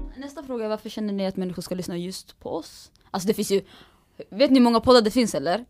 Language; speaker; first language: Swedish; early bilingual, other home language; Tigrinya